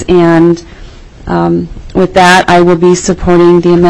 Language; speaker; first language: English; native; English